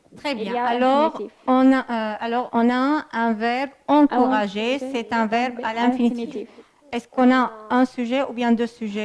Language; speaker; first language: French; non-native, fluent; Arabic